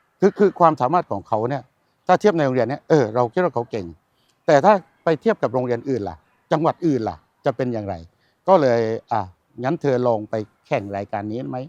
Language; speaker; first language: Thai; native; Thai